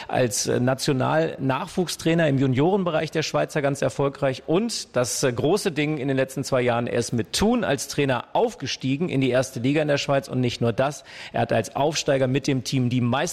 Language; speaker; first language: German; native; German